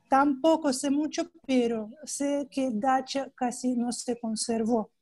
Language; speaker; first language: Spanish; non-native, fluent; Russian